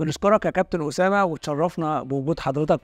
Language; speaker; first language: Arabic; native; Arabic